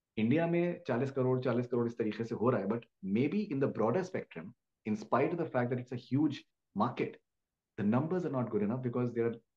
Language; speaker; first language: Hindi; native; Hindi